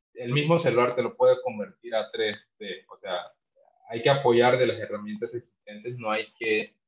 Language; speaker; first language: Spanish; non-native, local second language; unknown